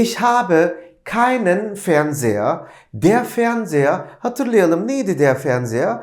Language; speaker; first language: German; non-native, fluent; Turkish